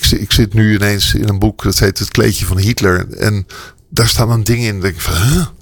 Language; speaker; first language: Dutch; native; Dutch